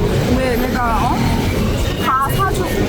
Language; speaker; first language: Korean; non-native, fluent; Persian